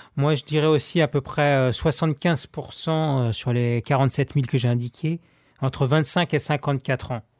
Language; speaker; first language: French; native; French